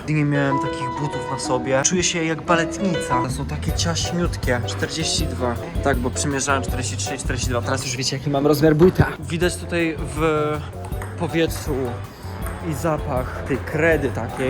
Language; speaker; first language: Polish; native; Polish